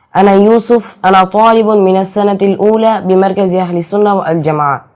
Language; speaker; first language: Arabic; non-native, learner; Bangla